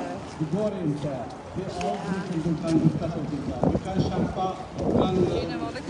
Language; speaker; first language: Swedish; non-native, fluent; Uyghur